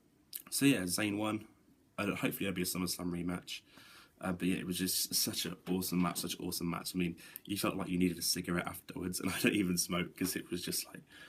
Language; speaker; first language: English; native; English